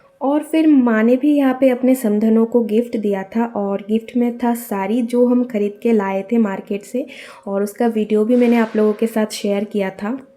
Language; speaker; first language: Hindi; non-native, local second language; Bangla